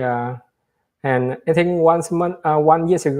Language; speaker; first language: English; non-native, learner; Vietnamese